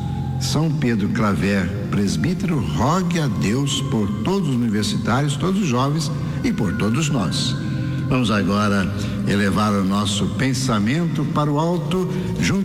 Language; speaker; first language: Portuguese; native; Portuguese